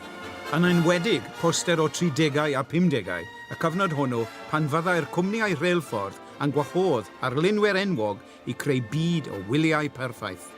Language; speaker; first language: Welsh; native; Welsh